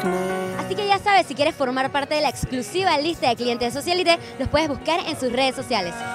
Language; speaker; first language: Spanish; native; Spanish